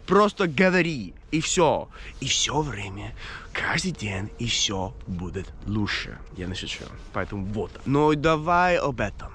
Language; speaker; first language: Russian; non-native, fluent; English